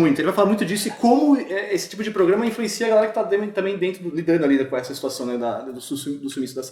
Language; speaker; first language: Portuguese; native; Portuguese